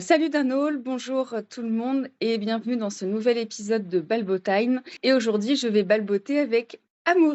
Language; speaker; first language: French; native; French